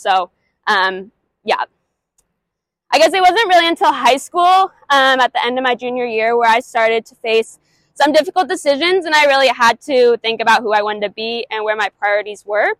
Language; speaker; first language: English; native; English